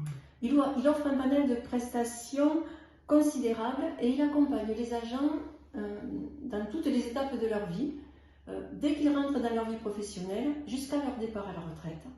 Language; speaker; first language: French; native; French